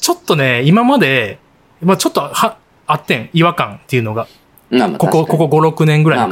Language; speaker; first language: Japanese; native; Japanese